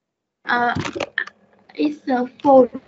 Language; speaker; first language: English; non-native, learner; Vietnamese